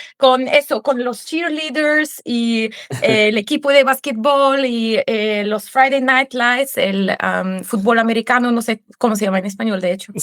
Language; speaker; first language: Spanish; non-native, fluent; Russian